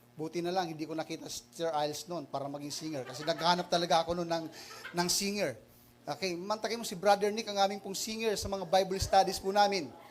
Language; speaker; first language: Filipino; non-native, local second language; Waray